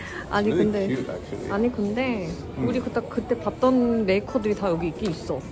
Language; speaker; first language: Korean; native; Korean